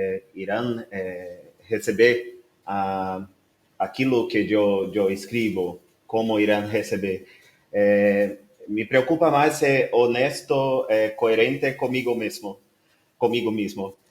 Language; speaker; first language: Spanish; non-native, learner; Portuguese